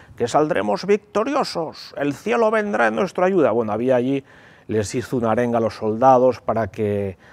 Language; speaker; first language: Spanish; native; Spanish